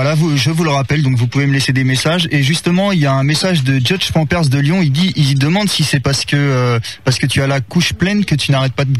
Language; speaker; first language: French; native; French